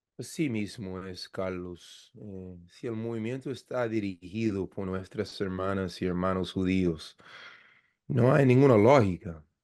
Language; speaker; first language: Spanish; non-native, fluent; English